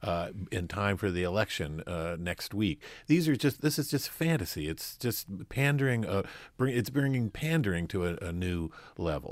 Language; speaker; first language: English; native; English